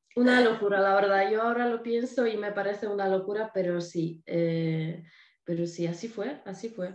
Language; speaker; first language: Spanish; non-native, fluent; Polish